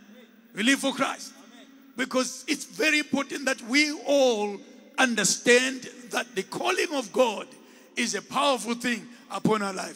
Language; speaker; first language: English; non-native, local second language; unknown